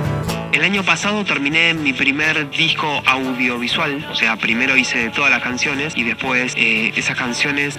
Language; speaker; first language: Spanish; native; Spanish